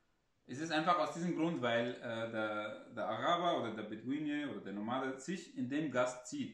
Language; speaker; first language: German; non-native, fluent; Arabic